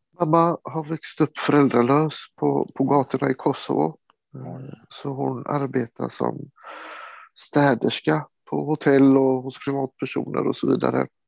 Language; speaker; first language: Swedish; early bilingual, other home language; Romany